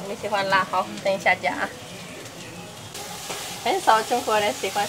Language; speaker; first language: Chinese; non-native, fluent; Indonesian